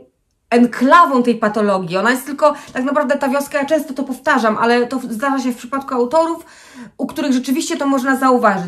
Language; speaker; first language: Polish; native; Polish